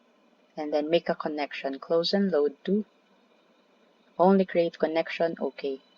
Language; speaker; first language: English; non-native, local second language; Filipino